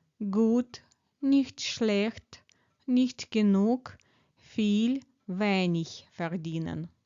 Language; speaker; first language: German; non-native, fluent; Ukrainian